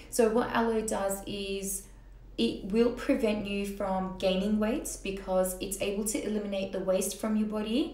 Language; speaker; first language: English; early bilingual, other home language; Turkish